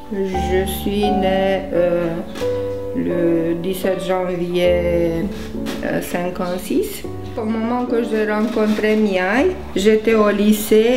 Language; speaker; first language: French; non-native, fluent; Romanian